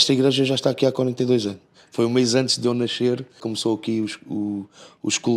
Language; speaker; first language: Portuguese; native; Portuguese